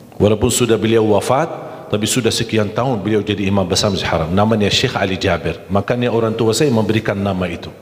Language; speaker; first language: Malay; non-native, fluent; Arabic